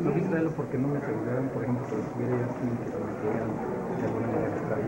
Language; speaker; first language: Spanish; native; Spanish